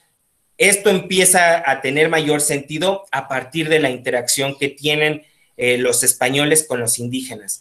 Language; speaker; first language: Spanish; native; Spanish